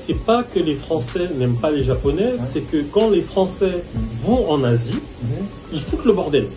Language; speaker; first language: French; native; French